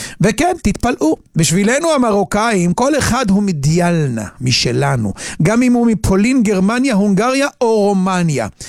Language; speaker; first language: Hebrew; native; Hebrew